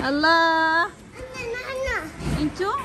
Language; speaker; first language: Arabic; non-native, fluent; Urdu